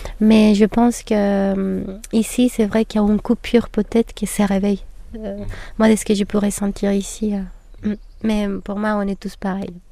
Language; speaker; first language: French; non-native, fluent; Spanish